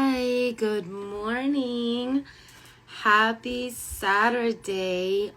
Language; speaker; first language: English; native; English